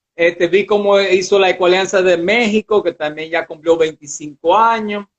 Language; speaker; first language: Spanish; early bilingual, other home language; Portuguese